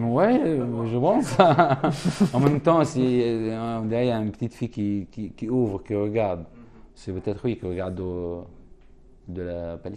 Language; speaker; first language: French; non-native, fluent; Arabic